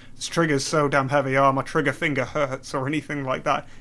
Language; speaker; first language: English; native; English